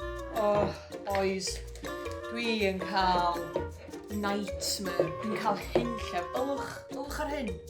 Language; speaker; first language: Welsh; native; Welsh